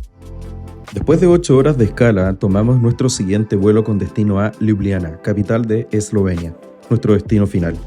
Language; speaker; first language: Spanish; native; Spanish